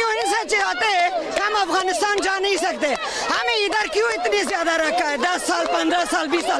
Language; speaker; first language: Hindi; non-native, learner; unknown